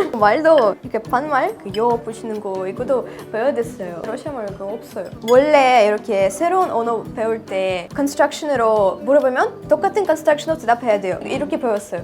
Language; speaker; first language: Korean; non-native, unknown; Russian